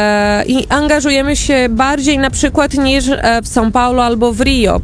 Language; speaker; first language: Polish; non-native, fluent; Portuguese